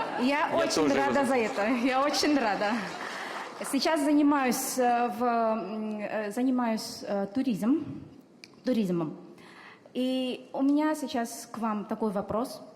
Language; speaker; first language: Russian; non-native, fluent; Vietnamese